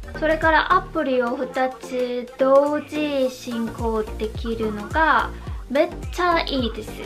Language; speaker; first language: Japanese; non-native, learner; Korean